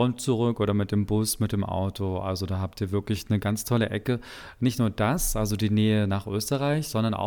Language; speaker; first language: German; native; German